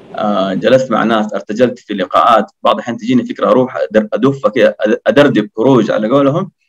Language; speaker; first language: Arabic; early bilingual, other home language; Indonesian